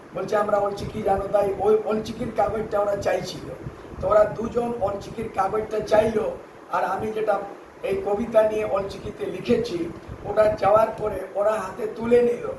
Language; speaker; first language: Bangla; non-native, local second language; Santali